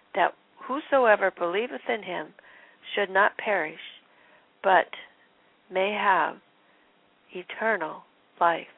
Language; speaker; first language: English; native; English